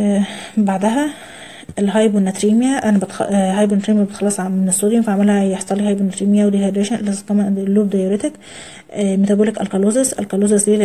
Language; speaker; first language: Arabic; native; Arabic